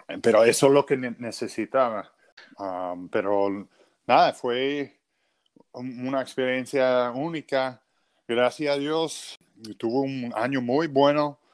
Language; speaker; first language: Spanish; non-native, fluent; English